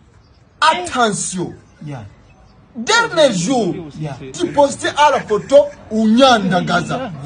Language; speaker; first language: French; non-native, learner; Rundi